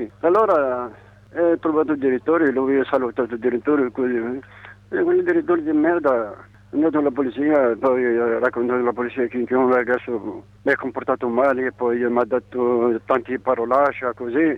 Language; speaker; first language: Italian; non-native, learner; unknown